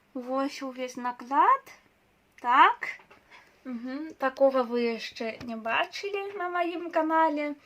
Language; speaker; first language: Belarusian; non-native, local second language; Russian